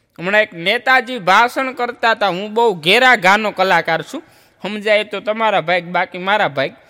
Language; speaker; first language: Gujarati; native; Gujarati